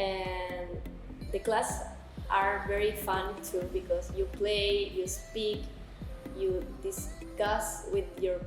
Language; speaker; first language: English; non-native, learner; Spanish